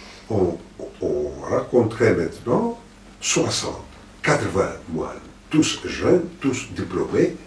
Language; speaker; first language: French; non-native, fluent; Greek